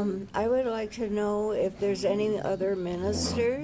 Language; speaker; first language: English; native; English